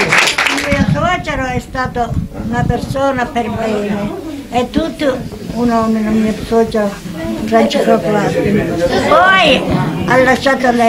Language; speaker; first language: Italian; non-native, local second language; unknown